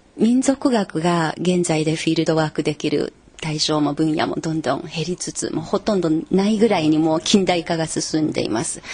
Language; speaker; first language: Japanese; non-native, fluent; Chinese